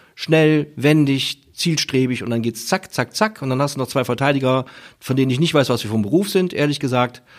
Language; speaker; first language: German; native; German